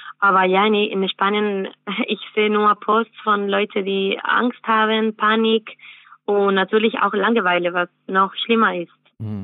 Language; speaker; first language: German; non-native, fluent; Spanish